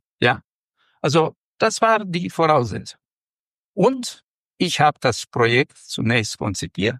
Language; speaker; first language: German; non-native, fluent; Romanian